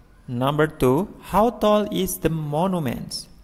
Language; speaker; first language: English; non-native, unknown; Indonesian